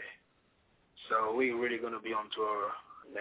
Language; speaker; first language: English; non-native, fluent; Ewe